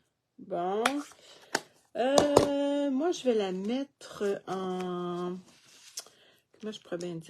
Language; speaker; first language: French; native; French